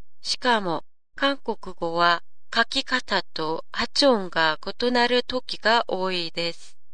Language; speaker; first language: Japanese; non-native, fluent; Korean